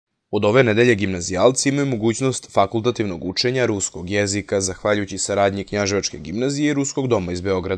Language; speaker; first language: Serbian; native; Serbian